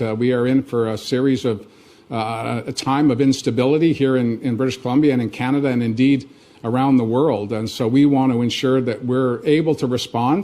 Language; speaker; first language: English; native; English